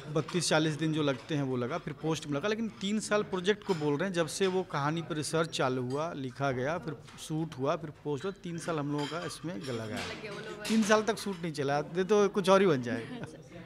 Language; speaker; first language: Hindi; native; Hindi